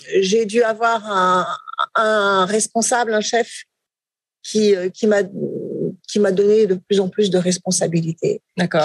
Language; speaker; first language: French; native; French